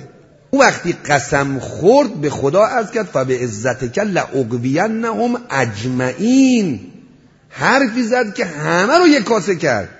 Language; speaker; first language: Persian; native; Persian